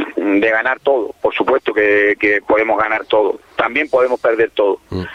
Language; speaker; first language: Spanish; native; Spanish